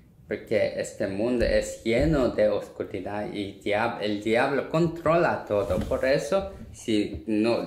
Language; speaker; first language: Spanish; non-native, learner; Korean